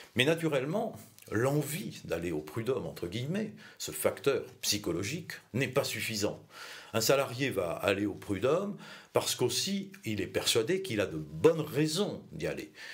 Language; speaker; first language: French; native; French